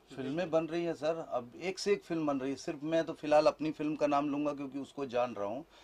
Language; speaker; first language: Hindi; native; Hindi